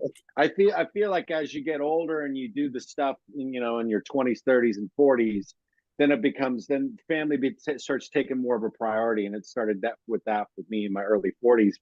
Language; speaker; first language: English; native; English